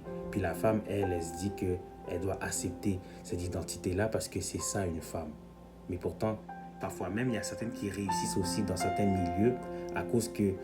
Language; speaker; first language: French; native; French